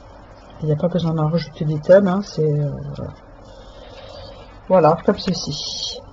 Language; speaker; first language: French; native; French